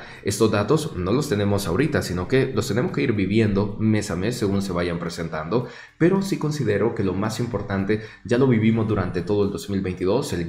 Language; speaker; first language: Spanish; native; Spanish